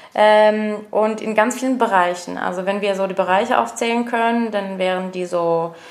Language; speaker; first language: German; non-native, fluent; Arabic